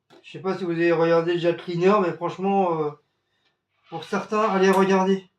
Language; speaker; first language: French; native; French